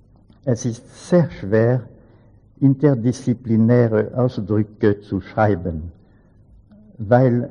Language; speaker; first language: German; non-native, learner; French